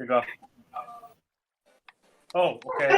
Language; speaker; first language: Welsh; native; Welsh